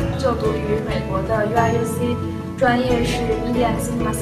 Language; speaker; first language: Chinese; native; Chinese